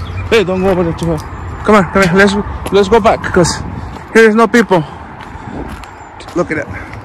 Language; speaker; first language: English; non-native, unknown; Spanish